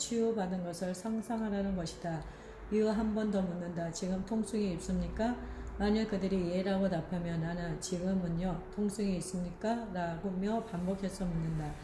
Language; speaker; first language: Korean; native; Korean